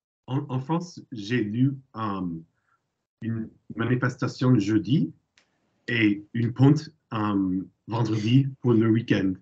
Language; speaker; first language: French; non-native, learner; English